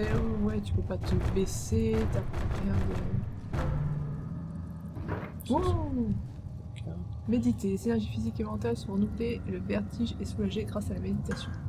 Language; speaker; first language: French; native; French